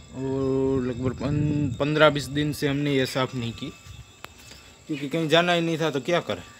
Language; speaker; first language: Hindi; non-native, local second language; Gujarati